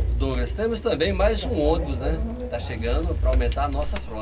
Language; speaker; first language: Portuguese; native; Portuguese